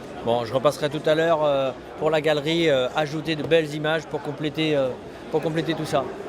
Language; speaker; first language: French; native; French